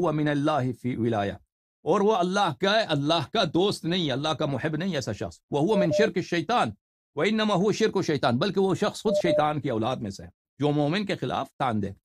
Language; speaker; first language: Urdu; non-native, fluent; Persian